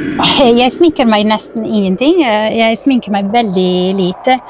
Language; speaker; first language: Norwegian; non-native, fluent; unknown